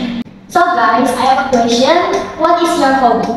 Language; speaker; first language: English; non-native, learner; Indonesian